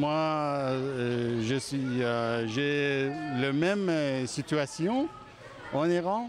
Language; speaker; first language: French; non-native, learner; Persian